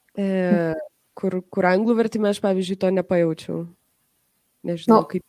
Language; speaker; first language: Lithuanian; early bilingual, heritage; Lithuanian